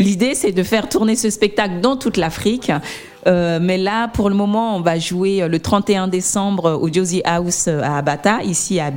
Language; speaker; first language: French; native; French